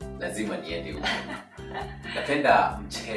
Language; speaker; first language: Chinese; non-native, learner; Swahili